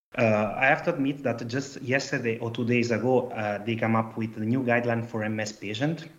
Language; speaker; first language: English; non-native, fluent; Italian